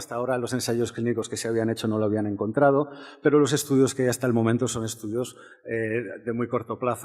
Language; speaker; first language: Spanish; native; Spanish